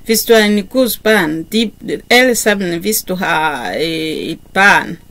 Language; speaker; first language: Danish; non-native, learner; Kinyarwanda